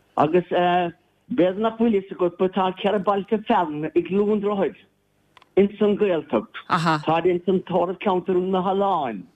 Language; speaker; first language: Irish; native; Irish